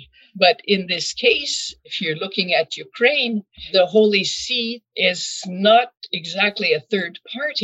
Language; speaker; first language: English; non-native, fluent; French